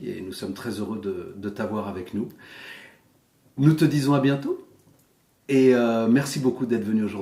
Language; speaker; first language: French; native; French